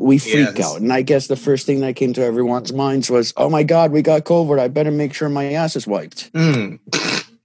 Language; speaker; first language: English; early bilingual, other home language; Portuguese